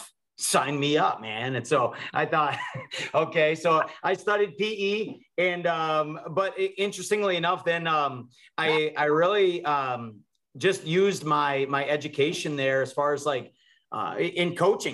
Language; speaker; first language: English; native; English